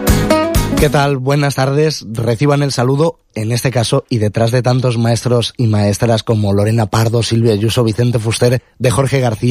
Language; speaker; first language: Spanish; native; Spanish